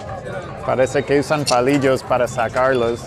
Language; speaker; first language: Spanish; non-native, fluent; English